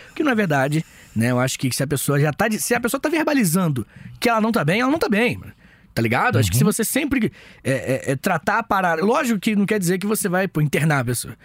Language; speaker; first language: Portuguese; native; Portuguese